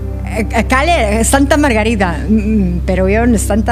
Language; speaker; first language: Spanish; non-native, learner; Portuguese